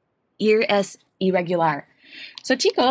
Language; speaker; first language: Spanish; non-native, learner; English